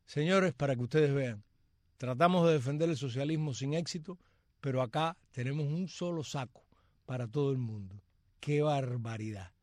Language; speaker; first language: Spanish; native; Spanish